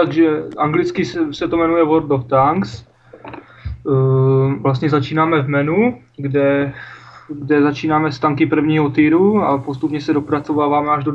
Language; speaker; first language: Czech; native; Czech